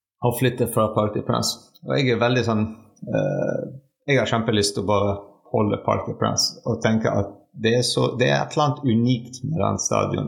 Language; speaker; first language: Norwegian; non-native, fluent; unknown